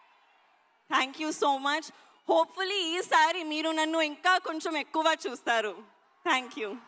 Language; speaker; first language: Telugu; non-native, learner; Hindi